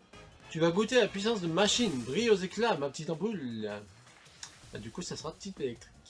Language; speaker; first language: French; native; French